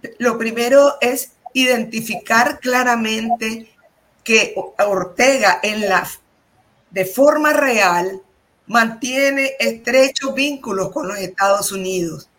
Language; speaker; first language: Spanish; native; Spanish